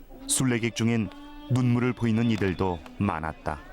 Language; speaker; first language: Korean; native; Korean